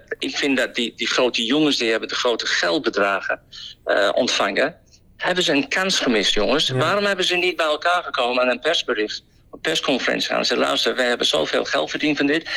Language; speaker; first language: Dutch; non-native, fluent; English